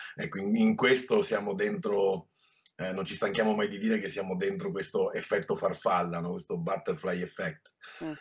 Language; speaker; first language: Italian; native; Italian